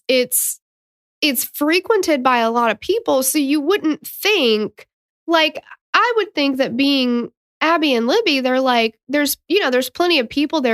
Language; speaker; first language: English; native; English